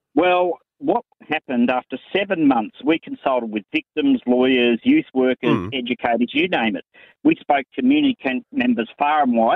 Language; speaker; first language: English; native; English